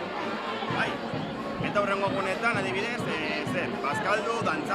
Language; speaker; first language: Basque; native; Basque